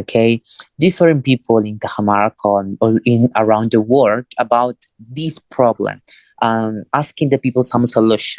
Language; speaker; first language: English; non-native, fluent; Spanish